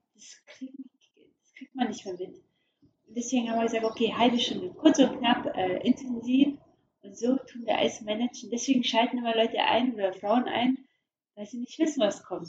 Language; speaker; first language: German; early bilingual, other home language; Croatian